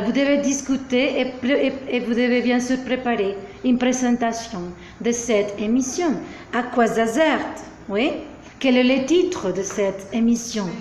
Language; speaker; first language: French; non-native, fluent; Spanish